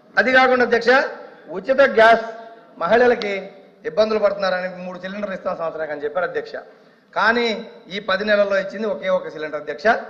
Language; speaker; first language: Telugu; native; Telugu